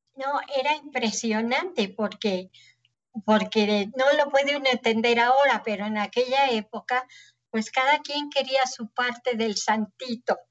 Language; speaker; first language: Spanish; native; Spanish